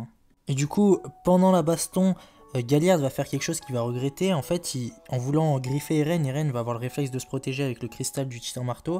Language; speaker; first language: French; native; French